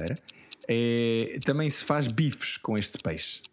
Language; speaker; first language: Portuguese; early bilingual, heritage; Portuguese